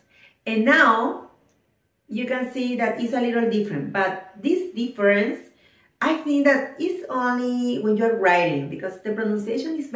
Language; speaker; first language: English; non-native, fluent; Spanish